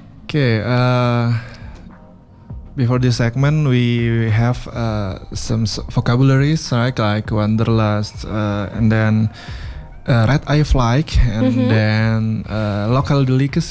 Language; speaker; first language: English; non-native, learner; Indonesian